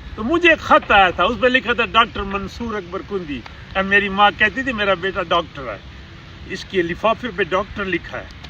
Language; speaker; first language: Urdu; non-native, local second language; Saraiki